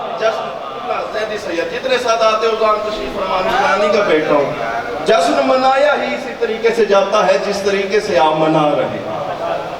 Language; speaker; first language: Urdu; non-native, local second language; Saraiki